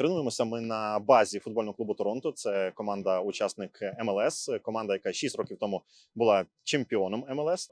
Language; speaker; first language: Ukrainian; native; Ukrainian